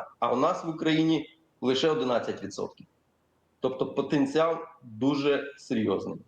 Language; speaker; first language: Ukrainian; native; Ukrainian